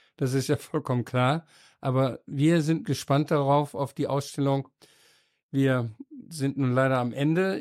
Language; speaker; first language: German; native; German